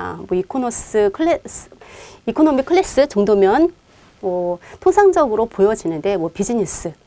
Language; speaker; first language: Korean; native; Korean